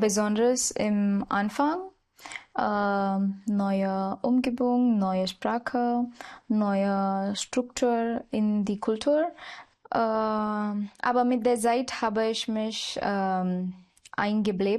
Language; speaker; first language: German; non-native, learner; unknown